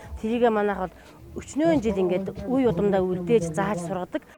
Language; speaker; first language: Mongolian; non-native, local second language; Kazakh